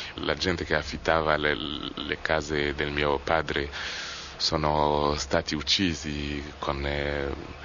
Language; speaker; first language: Italian; non-native, fluent; Kinyarwanda